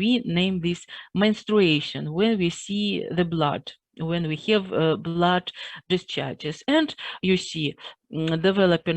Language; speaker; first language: English; non-native, fluent; Russian